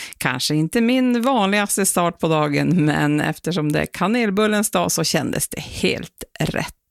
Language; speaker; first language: Swedish; native; Swedish